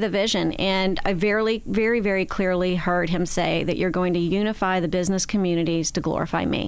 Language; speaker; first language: English; native; English